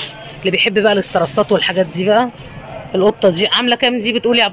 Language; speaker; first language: Arabic; native; Arabic